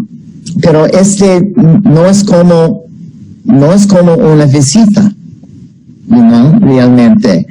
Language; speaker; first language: Spanish; non-native, fluent; English